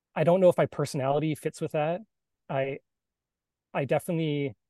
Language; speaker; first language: English; native; English